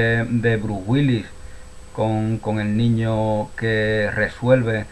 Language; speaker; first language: Spanish; native; Spanish